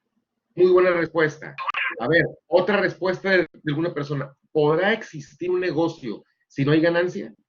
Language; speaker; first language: Spanish; native; Spanish